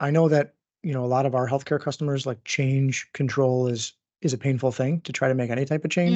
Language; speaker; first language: English; native; English